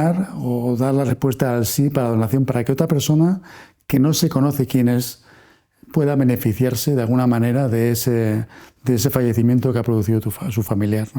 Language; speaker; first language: Spanish; native; Spanish